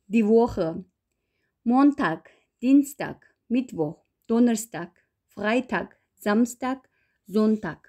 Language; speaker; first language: German; non-native, fluent; Uyghur